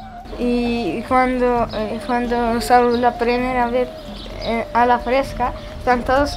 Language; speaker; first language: Spanish; non-native, learner; Arabic